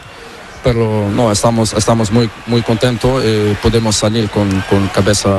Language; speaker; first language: Spanish; non-native, learner; Portuguese